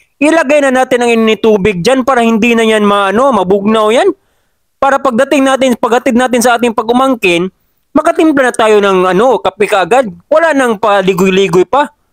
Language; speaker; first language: Filipino; non-native, local second language; Cebuano